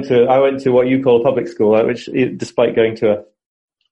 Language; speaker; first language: English; native; English